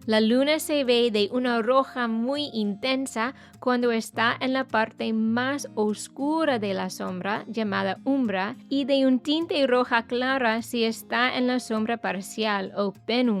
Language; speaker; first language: Spanish; non-native, fluent; English